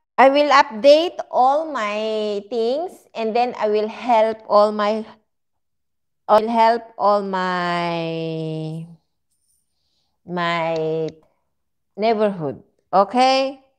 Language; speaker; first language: English; non-native, learner; Filipino